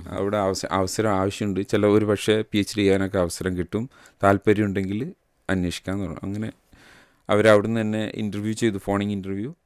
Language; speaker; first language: Malayalam; native; Malayalam